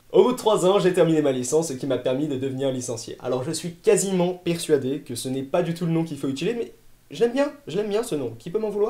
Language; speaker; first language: French; native; French